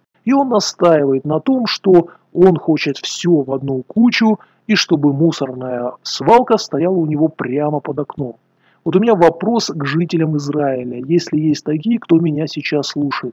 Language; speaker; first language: Russian; native; Russian